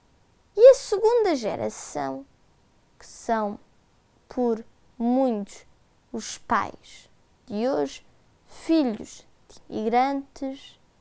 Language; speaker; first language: Portuguese; early bilingual, heritage; Portuguese